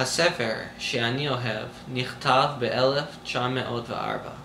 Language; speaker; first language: Hebrew; non-native, learner; English